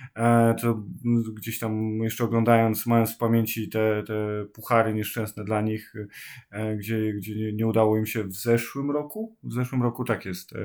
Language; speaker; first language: Polish; native; Polish